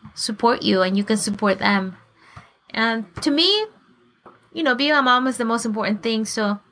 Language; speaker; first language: English; non-native, fluent; Spanish